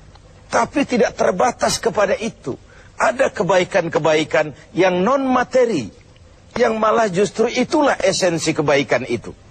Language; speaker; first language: Malay; native; Malay